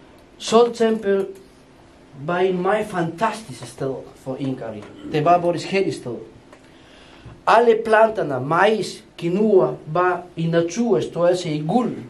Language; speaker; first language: Danish; non-native, fluent; Spanish